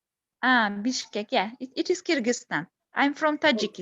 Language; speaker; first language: English; non-native, learner; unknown